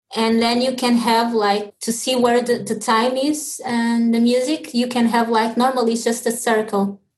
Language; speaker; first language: English; early bilingual, other home language; Portuguese